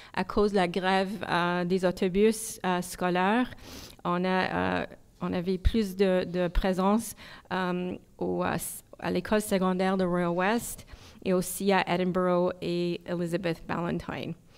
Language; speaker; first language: French; non-native, local second language; English